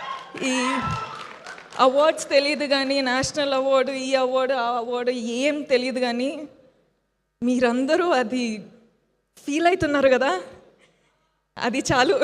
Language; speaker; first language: Telugu; non-native, fluent; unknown